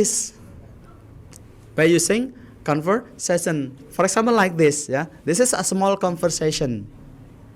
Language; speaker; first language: English; non-native, learner; Indonesian